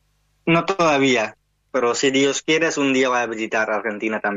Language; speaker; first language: Spanish; non-native, learner; Hindi